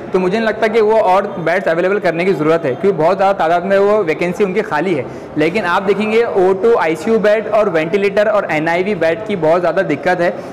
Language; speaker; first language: Hindi; native; Hindi